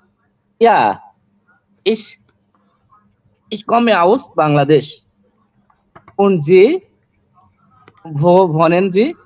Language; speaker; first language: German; non-native, learner; Bangla